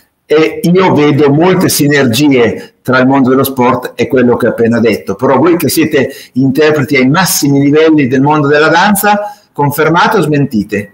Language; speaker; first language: Italian; native; Italian